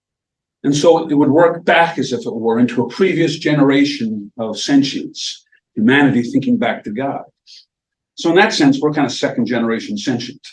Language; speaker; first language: English; native; English